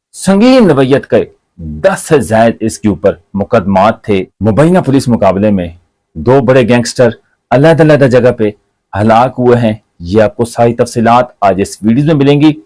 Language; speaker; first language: Urdu; non-native, local second language; Punjabi